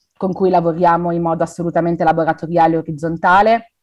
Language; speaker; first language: Italian; native; Italian